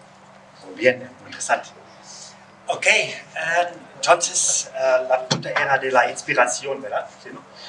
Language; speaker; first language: Spanish; non-native, learner; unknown